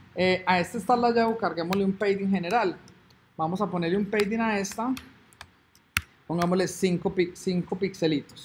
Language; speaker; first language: Spanish; native; Spanish